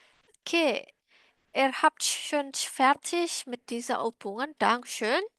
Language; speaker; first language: German; non-native, learner; Indonesian